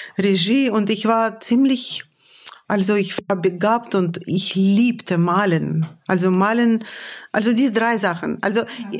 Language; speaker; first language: German; non-native, fluent; Russian